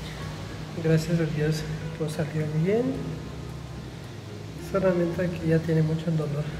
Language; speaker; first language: Spanish; non-native, learner; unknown